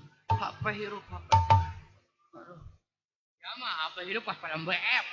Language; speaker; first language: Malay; non-native, local second language; Sundanese